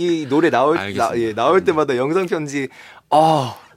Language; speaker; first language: Korean; early bilingual, heritage; Korean